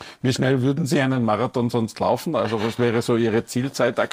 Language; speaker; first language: German; native; German